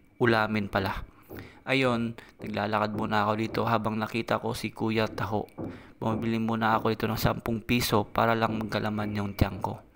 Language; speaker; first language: Filipino; non-native, local second language; Cebuano